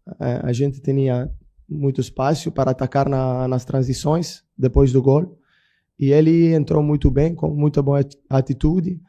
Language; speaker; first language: Portuguese; non-native, fluent; Italian